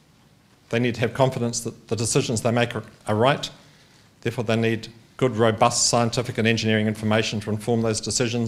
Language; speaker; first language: English; native; English